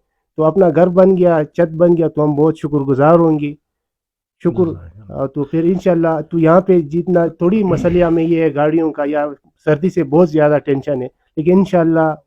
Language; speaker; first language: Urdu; non-native, local second language; Pashto